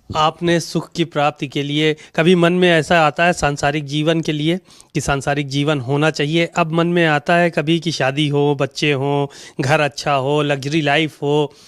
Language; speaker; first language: Hindi; native; Hindi